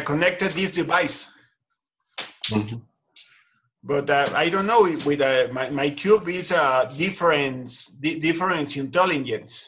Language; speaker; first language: English; non-native, learner; Spanish